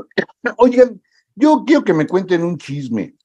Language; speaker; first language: Spanish; native; Spanish